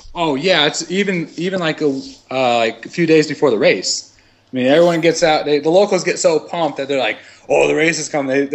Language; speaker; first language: English; native; English